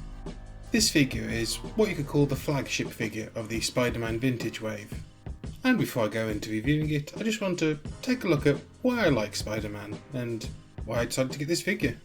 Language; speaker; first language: English; native; English